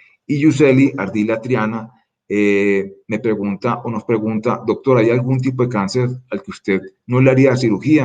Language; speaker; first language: Spanish; native; Spanish